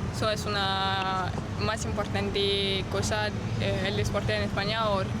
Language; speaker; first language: Spanish; non-native, learner; French